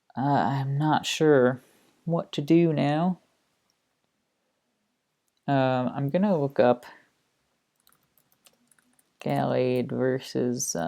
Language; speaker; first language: English; native; English